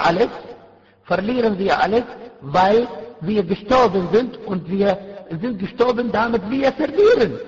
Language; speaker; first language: German; non-native, fluent; Arabic